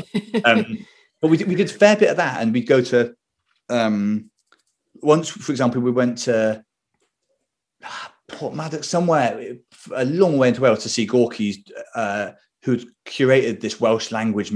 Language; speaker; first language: English; native; English